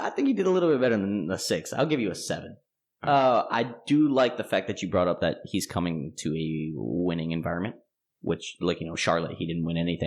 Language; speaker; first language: English; native; English